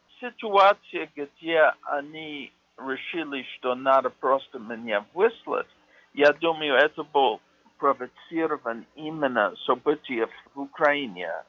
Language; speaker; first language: Russian; non-native, fluent; English